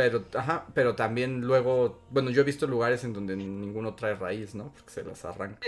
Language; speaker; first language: Spanish; native; Spanish